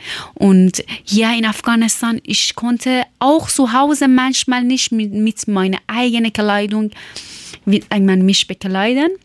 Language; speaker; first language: German; non-native, learner; Persian